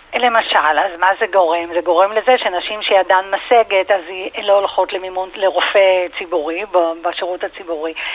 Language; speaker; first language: Hebrew; early bilingual, other home language; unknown